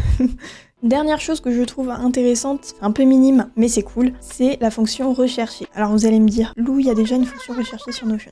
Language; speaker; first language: French; native; French